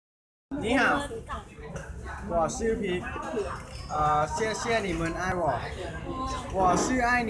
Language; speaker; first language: Chinese; non-native, learner; Thai